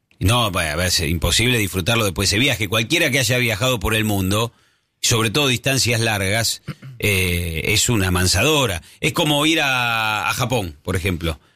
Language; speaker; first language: Spanish; native; Spanish